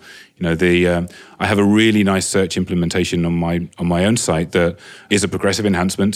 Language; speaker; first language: English; native; English